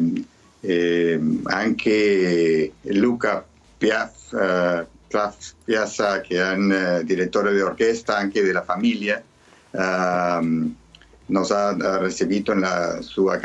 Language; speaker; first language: Italian; early bilingual, heritage; Spanish